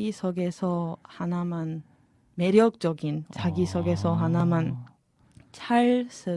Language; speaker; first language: Korean; non-native, fluent; Serbian